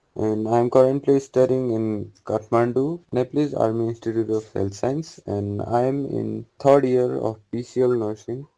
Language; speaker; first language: English; non-native, local second language; Nepali